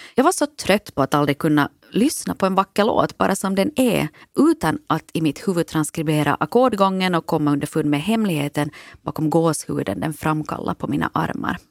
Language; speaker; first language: Swedish; native; Swedish